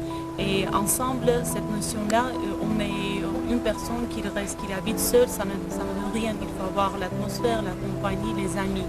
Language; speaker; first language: French; non-native, fluent; Armenian